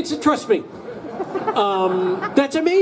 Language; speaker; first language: English; native; English